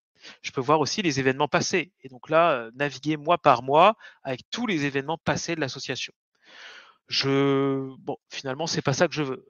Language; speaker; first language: French; native; French